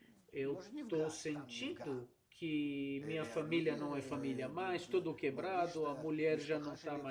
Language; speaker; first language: Portuguese; non-native, fluent; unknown